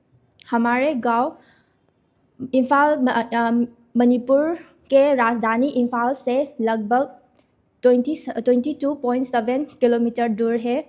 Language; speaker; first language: Hindi; non-native, local second language; Manipuri